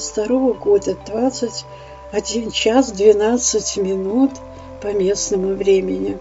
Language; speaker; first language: Russian; native; Russian